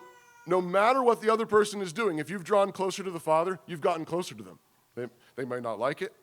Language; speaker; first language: English; native; English